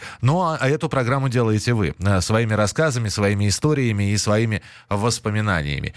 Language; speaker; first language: Russian; native; Russian